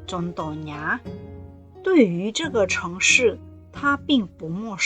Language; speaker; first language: Chinese; non-native, fluent; Indonesian